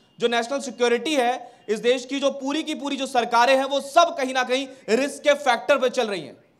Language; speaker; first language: Hindi; native; Hindi